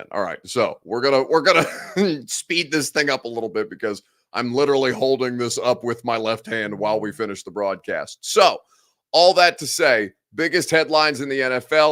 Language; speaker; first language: English; native; English